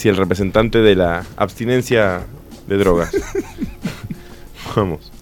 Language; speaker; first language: Spanish; native; Spanish